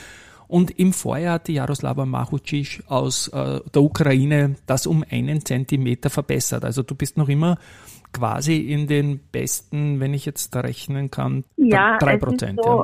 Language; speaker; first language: German; native; German